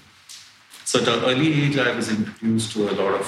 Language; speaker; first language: English; non-native, local second language; Telugu